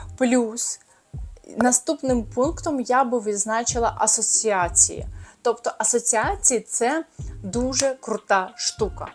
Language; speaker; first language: Ukrainian; native; Ukrainian